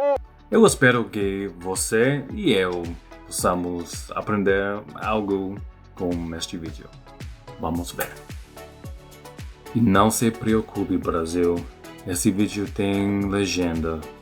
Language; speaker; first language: Portuguese; non-native, fluent; English